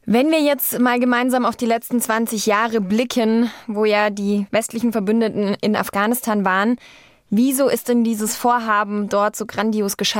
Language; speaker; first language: German; native; German